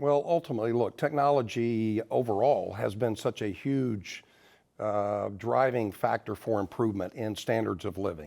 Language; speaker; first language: English; native; English